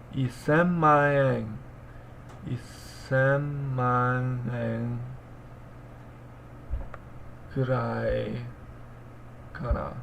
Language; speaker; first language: Japanese; non-native, learner; English